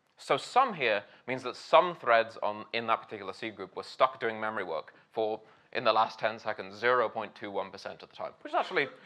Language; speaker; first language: English; native; English